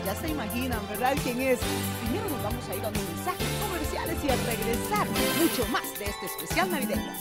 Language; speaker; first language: Spanish; native; Spanish